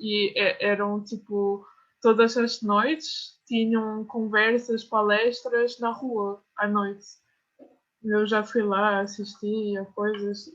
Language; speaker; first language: Portuguese; non-native, fluent; French